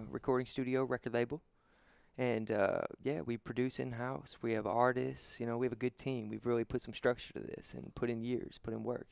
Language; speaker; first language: English; native; English